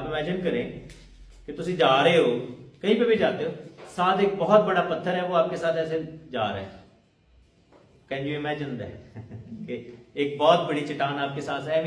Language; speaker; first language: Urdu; non-native, local second language; Punjabi